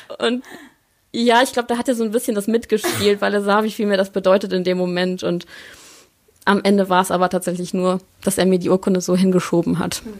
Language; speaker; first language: German; early bilingual, other home language; Polish